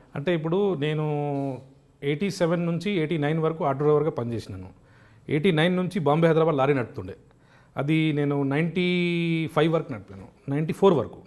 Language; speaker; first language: Telugu; non-native, local second language; Urdu